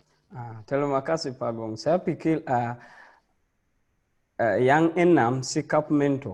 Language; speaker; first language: Indonesian; non-native, learner; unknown